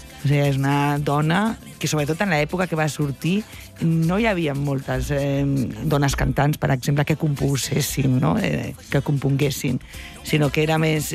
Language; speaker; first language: Catalan; non-native, local second language; Spanish